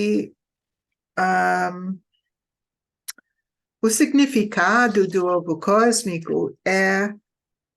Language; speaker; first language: Portuguese; non-native, fluent; English